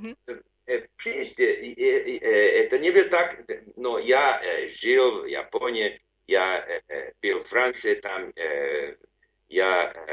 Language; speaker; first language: Russian; non-native, learner; English